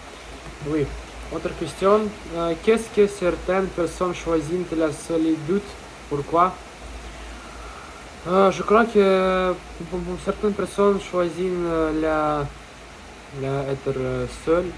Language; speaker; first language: French; non-native, learner; Russian